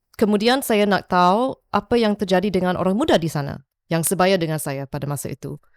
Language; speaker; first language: Malay; non-native, local second language; English